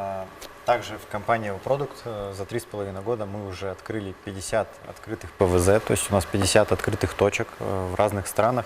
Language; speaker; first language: Russian; native; Russian